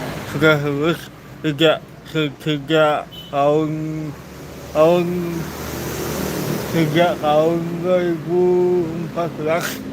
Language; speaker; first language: Indonesian; non-native, local second language; Balinese